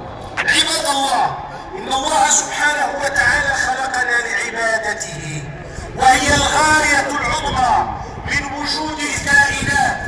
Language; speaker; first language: Arabic; native; Arabic